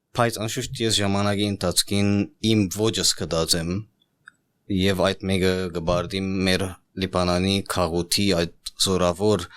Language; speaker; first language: Armenian; native; Armenian